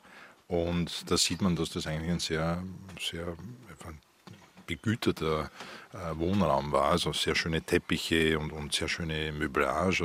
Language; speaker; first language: German; native; German